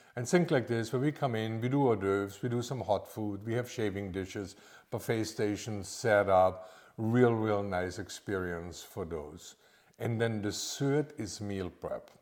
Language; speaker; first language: English; non-native, fluent; German